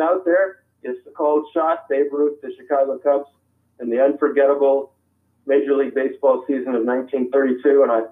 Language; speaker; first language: English; native; English